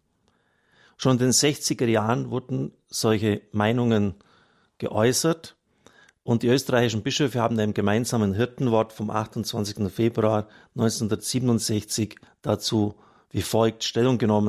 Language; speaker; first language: German; native; German